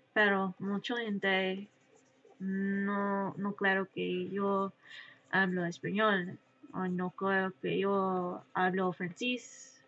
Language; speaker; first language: Spanish; early bilingual, heritage; Spanish